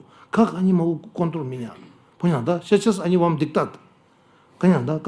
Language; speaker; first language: Russian; non-native, learner; Tibetan